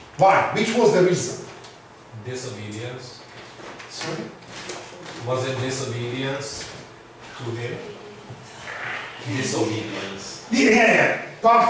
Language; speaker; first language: English; non-native, learner; Hungarian